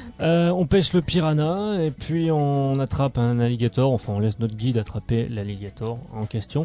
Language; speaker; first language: French; native; French